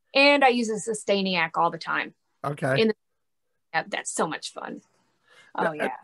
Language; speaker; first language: English; native; English